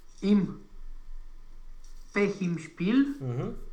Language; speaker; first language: German; non-native, learner; Romanian